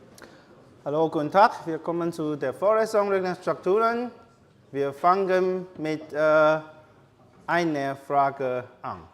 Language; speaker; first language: German; non-native, learner; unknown